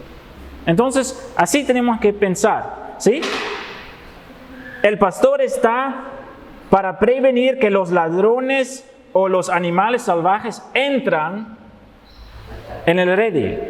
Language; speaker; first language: Spanish; non-native, fluent; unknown